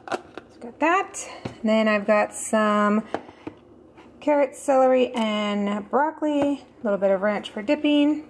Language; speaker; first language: English; native; English